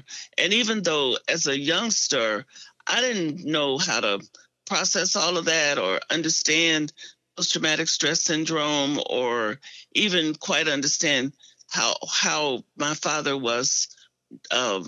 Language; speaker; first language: English; native; English